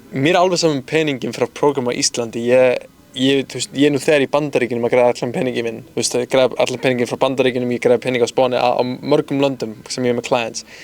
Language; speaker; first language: Icelandic; early bilingual, other home language; Spanish